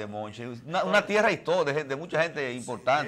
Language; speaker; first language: Spanish; native; Spanish